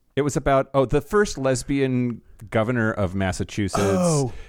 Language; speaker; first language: English; native; English